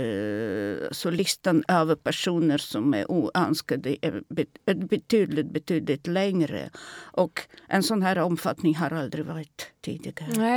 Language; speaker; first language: Swedish; non-native, fluent; Russian